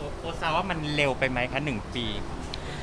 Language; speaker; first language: Thai; native; Thai